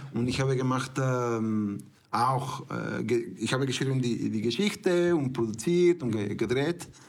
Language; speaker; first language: German; non-native, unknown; Spanish